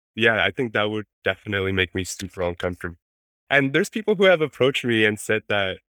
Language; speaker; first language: English; non-native, fluent; Spanish